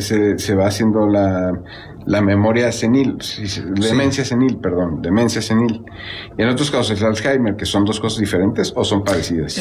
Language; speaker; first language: Spanish; native; Spanish